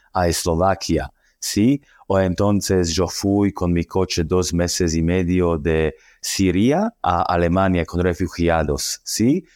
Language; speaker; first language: Spanish; non-native, fluent; Slovak